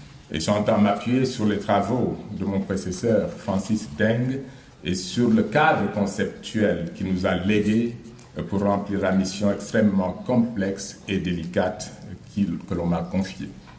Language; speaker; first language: French; non-native, local second language; Wolof